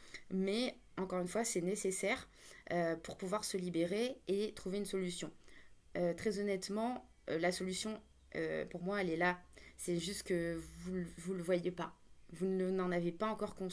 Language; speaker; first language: French; native; French